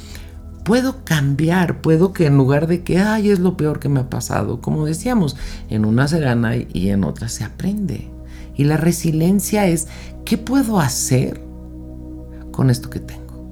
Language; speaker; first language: Spanish; native; Spanish